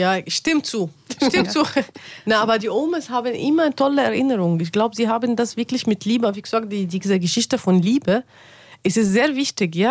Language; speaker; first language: German; non-native, learner; Arabic